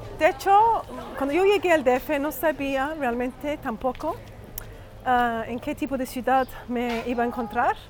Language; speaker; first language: Spanish; non-native, fluent; English